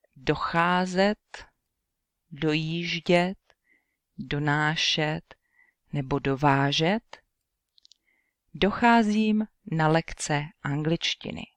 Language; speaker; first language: Czech; native; Czech